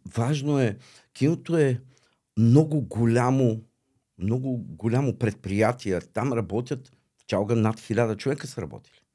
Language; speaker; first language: Bulgarian; native; Bulgarian